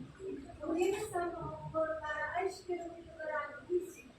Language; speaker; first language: Japanese; non-native, learner; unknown